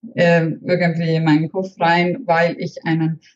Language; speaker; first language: German; non-native, fluent; Estonian